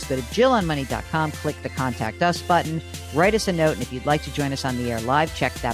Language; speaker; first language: English; native; English